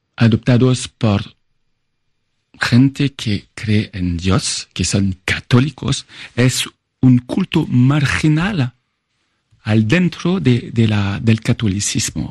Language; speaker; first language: Spanish; non-native, fluent; French